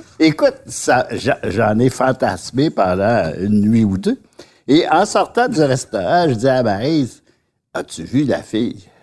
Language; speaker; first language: French; native; French